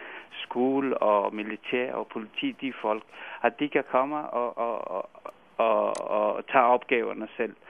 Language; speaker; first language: Danish; non-native, fluent; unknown